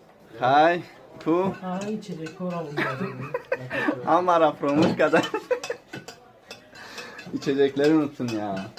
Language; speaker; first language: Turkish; non-native, fluent; Tajik